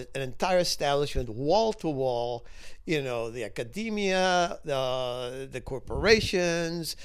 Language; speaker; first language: English; early bilingual, other home language; Spanish